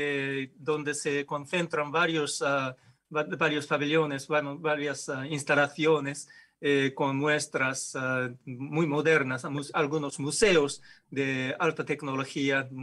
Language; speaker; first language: Spanish; non-native, fluent; Japanese